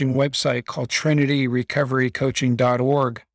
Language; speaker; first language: English; native; English